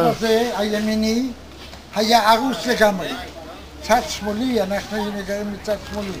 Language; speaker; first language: Hebrew; non-native, fluent; Polish